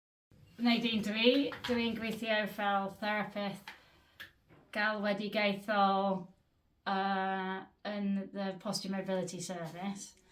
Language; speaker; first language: Welsh; non-native, learner; English